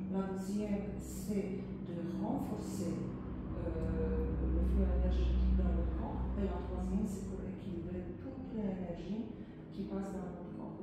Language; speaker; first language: French; non-native, fluent; Polish